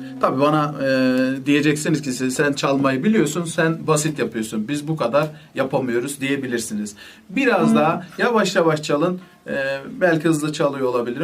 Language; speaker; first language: Turkish; native; Turkish